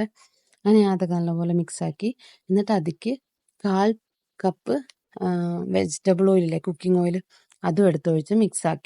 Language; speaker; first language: Malayalam; native; Malayalam